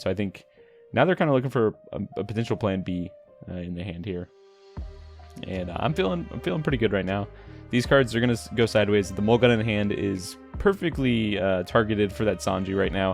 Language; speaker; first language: English; native; English